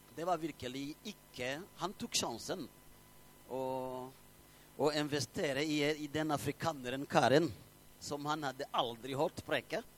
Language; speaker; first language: Norwegian; non-native, fluent; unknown